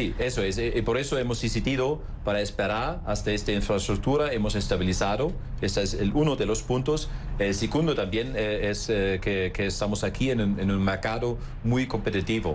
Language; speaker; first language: Spanish; non-native, fluent; German